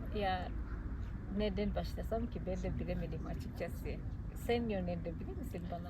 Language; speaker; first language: Turkish; non-native, fluent; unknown